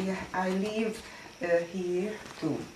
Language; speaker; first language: English; non-native, learner; Hungarian